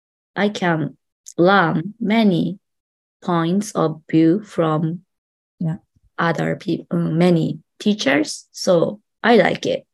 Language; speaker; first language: English; non-native, learner; Japanese